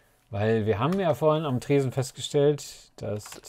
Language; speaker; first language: German; native; German